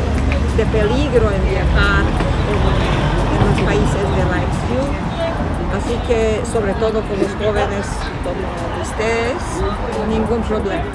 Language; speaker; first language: Spanish; non-native, fluent; Serbian